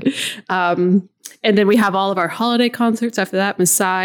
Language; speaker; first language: English; native; English